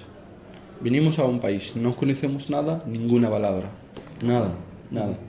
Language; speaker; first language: Spanish; non-native, fluent; Arabic